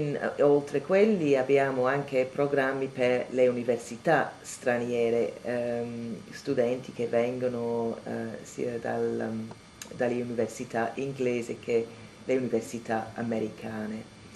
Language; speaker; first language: Italian; non-native, fluent; English